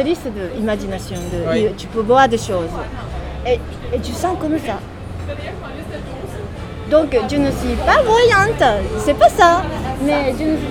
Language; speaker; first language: French; non-native, learner; Japanese